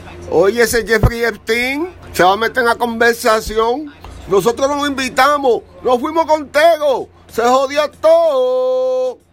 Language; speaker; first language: Spanish; early bilingual, heritage; Spanish